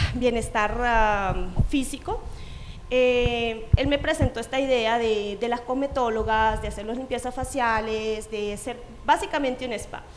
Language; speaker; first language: Spanish; native; Spanish